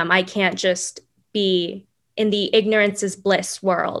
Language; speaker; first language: English; native; English